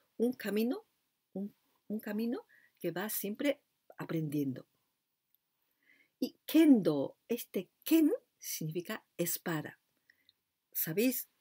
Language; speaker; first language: Spanish; non-native, fluent; Japanese